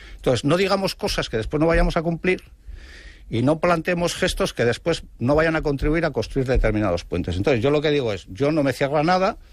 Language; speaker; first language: Spanish; non-native, local second language; Basque